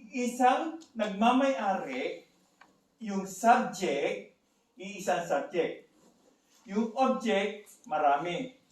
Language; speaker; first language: Filipino; native; Filipino